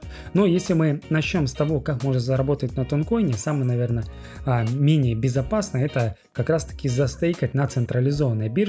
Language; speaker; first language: Russian; native; Russian